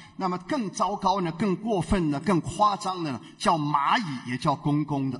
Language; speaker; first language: Chinese; native; Chinese